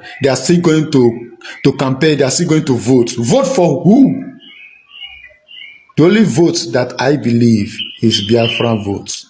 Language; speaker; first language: Nigerian Pidgin; non-native, local second language; Igbo